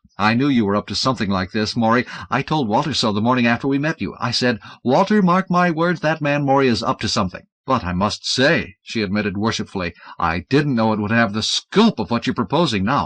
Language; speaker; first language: English; native; English